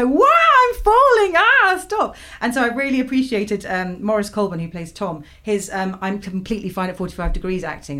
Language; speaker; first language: English; native; English